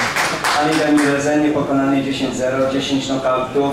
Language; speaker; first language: Polish; native; Polish